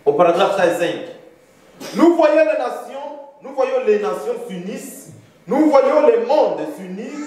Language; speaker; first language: French; non-native, local second language; Swahili